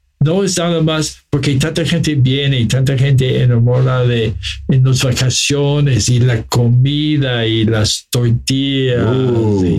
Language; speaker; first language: Spanish; non-native, fluent; English